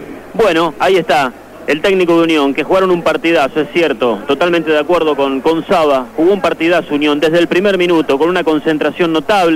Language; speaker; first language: Spanish; native; Spanish